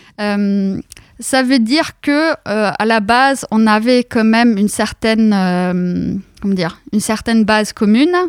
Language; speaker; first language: French; non-native, fluent; Norwegian